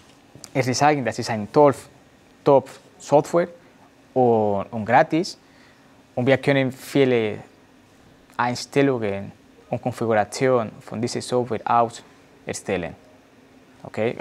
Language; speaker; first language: German; non-native, learner; Spanish